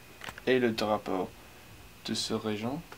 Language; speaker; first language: French; non-native, learner; English